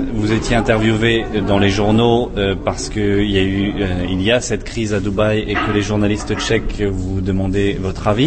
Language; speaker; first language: French; native; French